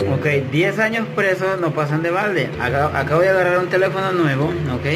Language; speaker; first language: Spanish; early bilingual, heritage; Spanish